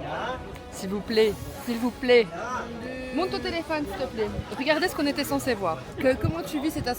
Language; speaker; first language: French; native; French